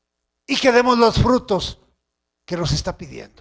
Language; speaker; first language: Spanish; native; Spanish